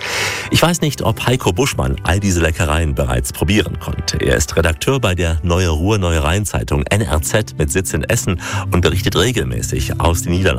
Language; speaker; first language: German; native; German